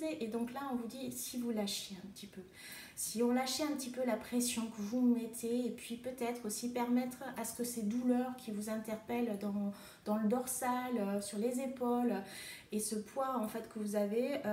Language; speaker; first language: French; native; French